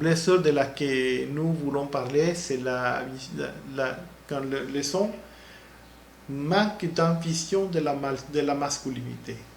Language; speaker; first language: French; non-native, learner; Spanish